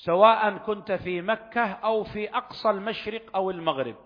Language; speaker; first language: Arabic; non-native, fluent; Indonesian